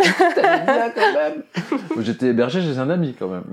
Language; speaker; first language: French; native; French